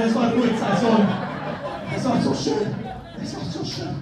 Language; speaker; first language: German; non-native, fluent; Spanish